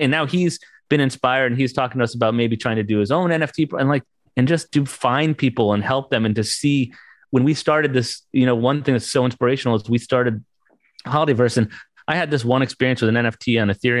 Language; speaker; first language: English; native; English